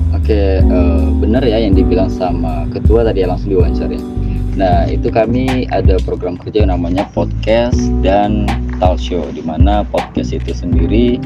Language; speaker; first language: Indonesian; native; Indonesian